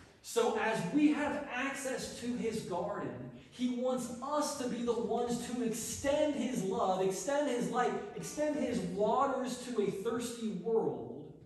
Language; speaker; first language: English; native; English